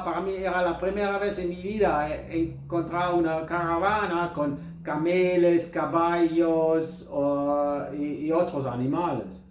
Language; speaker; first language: Spanish; non-native, learner; German